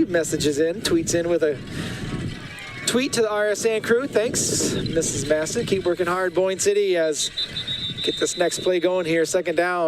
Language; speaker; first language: English; native; English